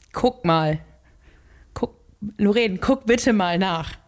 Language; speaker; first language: German; native; German